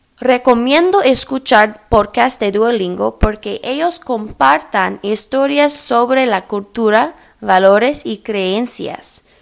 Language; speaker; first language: Spanish; early bilingual, heritage; English